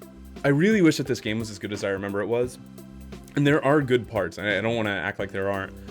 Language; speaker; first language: English; native; English